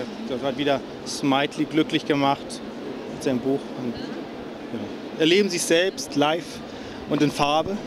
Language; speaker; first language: German; native; German